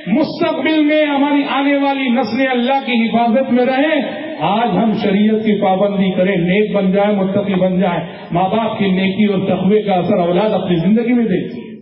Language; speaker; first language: Urdu; native; Urdu